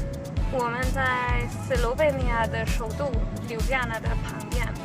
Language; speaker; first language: Chinese; non-native, learner; Hungarian